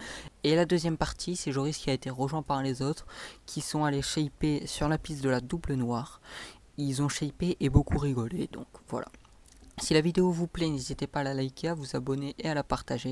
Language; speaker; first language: French; native; French